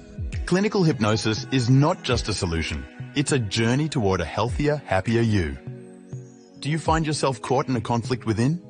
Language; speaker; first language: English; native; English